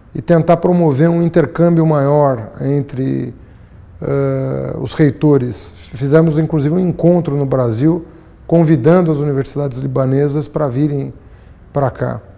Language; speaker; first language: Portuguese; native; Portuguese